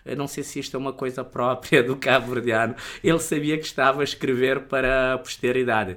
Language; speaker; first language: Portuguese; non-native, local second language; Kabuverdianu